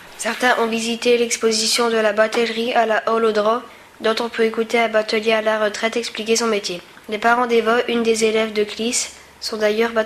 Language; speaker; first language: French; native; French